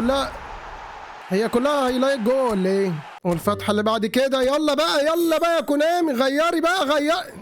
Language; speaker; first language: Arabic; native; Arabic